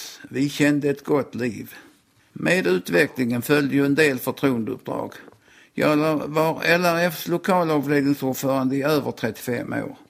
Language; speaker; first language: Swedish; native; Swedish